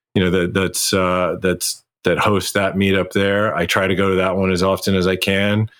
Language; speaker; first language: English; native; English